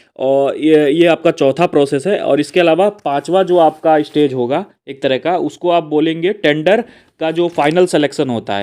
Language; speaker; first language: Hindi; native; Hindi